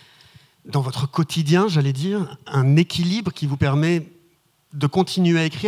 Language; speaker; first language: French; native; French